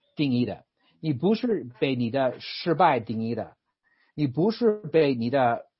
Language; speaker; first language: Chinese; non-native, fluent; English